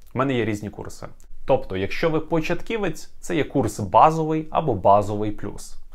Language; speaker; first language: Ukrainian; native; Ukrainian